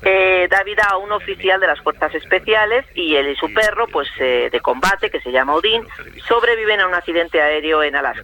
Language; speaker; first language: Spanish; native; Spanish